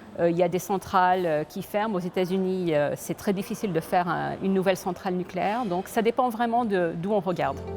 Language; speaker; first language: French; early bilingual, other home language; English